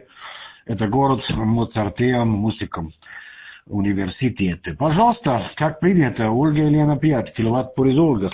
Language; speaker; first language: Russian; non-native, learner; German